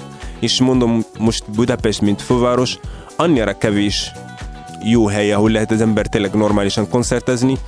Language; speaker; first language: Hungarian; non-native, fluent; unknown